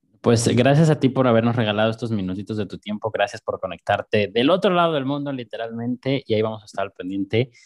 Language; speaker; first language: Spanish; native; Spanish